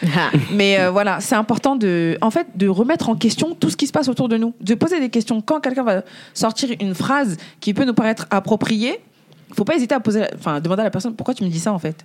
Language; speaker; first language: French; early bilingual, other home language; Bambara